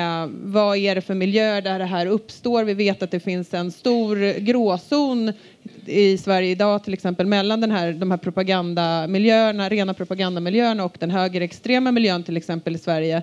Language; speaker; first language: Swedish; native; Swedish